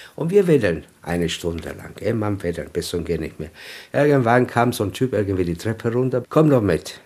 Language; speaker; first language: German; non-native, fluent; Italian